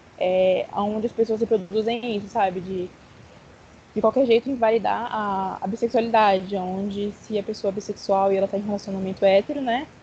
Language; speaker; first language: Portuguese; native; Portuguese